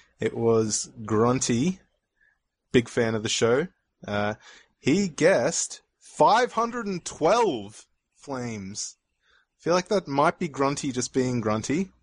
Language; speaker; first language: English; native; English